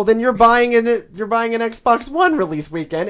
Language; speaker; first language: English; native; English